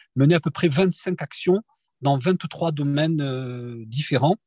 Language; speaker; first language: French; native; French